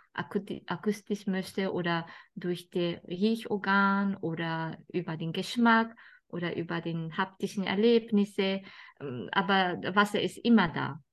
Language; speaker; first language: German; non-native, fluent; Japanese